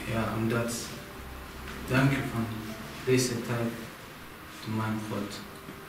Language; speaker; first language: Dutch; non-native, learner; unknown